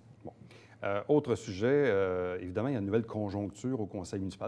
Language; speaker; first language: French; native; French